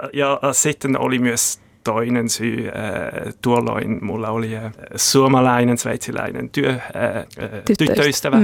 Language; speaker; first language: Finnish; non-native, fluent; German